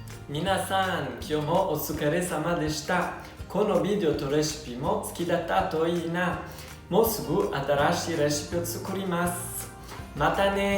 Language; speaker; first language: Japanese; non-native, learner; Italian